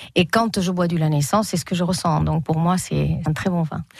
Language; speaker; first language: French; non-native, fluent; Spanish